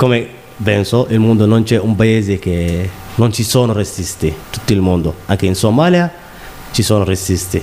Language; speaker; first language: Italian; non-native, learner; Somali